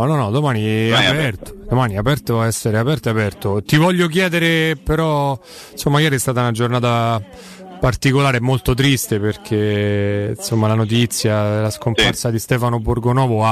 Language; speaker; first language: Italian; native; Italian